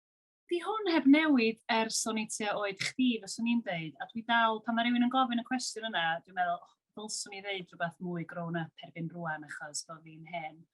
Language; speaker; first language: Welsh; native; Welsh